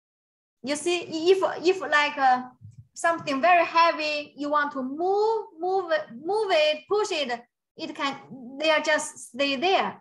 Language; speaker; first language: English; non-native, learner; Chinese